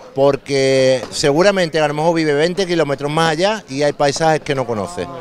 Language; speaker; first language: Spanish; native; Spanish